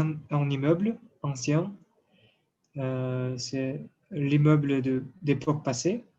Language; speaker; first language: French; non-native, learner; Russian